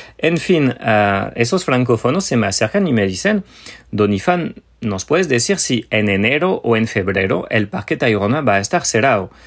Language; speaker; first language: Spanish; non-native, fluent; French